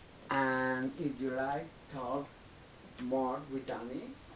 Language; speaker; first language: English; non-native, learner; Spanish